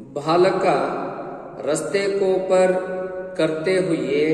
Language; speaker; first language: Hindi; non-native, local second language; Kannada